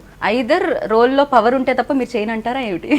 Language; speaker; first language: Telugu; native; Telugu